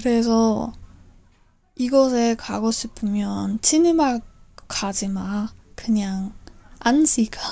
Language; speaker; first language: Korean; non-native, learner; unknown